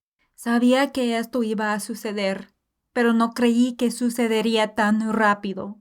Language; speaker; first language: Spanish; non-native, fluent; English